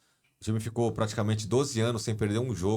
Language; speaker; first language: Portuguese; native; Portuguese